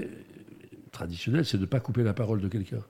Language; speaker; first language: French; native; French